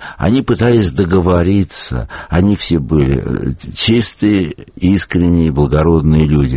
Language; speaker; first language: Russian; native; Russian